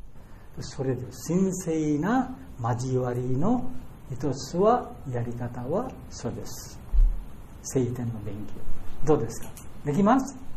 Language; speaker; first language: Japanese; non-native, fluent; Bangla